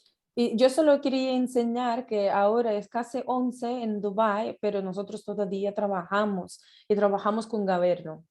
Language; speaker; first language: Spanish; non-native, learner; Russian